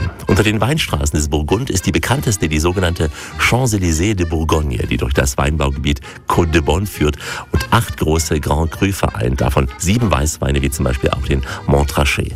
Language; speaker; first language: German; native; German